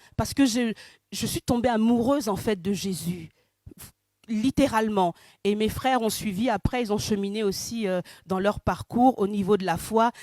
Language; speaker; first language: French; early bilingual, other home language; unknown